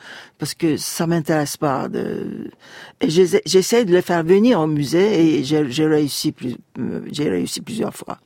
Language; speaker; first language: French; non-native, fluent; Turkish